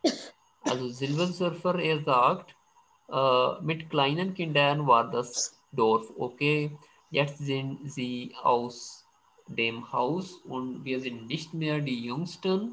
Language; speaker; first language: German; non-native, fluent; Urdu